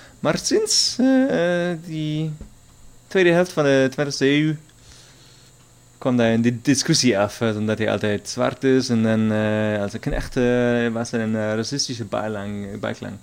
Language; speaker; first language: Dutch; non-native, learner; German